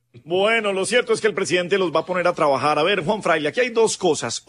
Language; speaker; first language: Spanish; native; Spanish